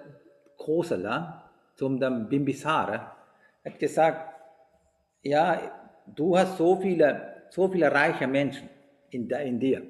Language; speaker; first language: German; non-native, fluent; Sinhala